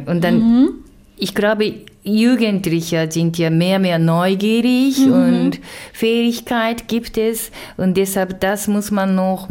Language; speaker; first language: German; non-native, fluent; Japanese